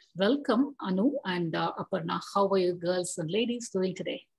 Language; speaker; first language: English; non-native, local second language; Tamil